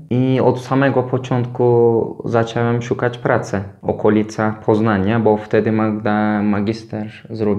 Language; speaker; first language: Polish; non-native, fluent; Turkish